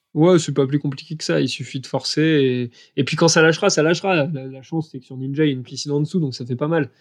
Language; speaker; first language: French; native; French